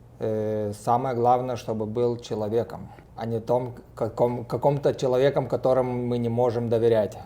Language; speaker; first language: Russian; non-native, fluent; Lithuanian